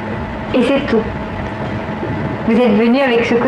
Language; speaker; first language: French; native; French